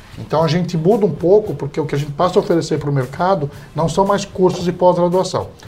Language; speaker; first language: Portuguese; early bilingual, heritage; English